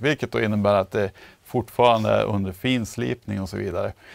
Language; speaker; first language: Swedish; native; Swedish